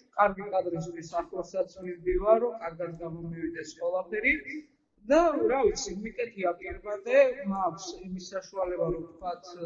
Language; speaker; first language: Georgian; non-native, local second language; Azerbaijani